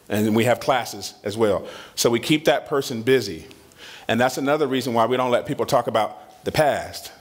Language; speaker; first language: English; native; English